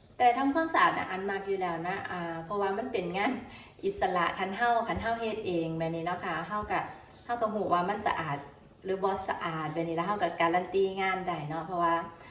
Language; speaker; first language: Thai; native; Thai